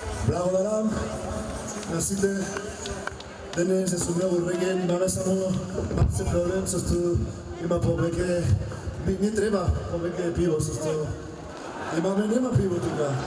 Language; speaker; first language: Macedonian; non-native, learner; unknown